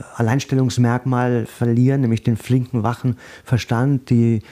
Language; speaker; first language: German; native; German